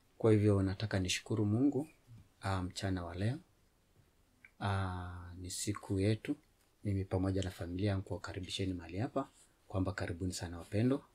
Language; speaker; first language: Swahili; non-native, local second language; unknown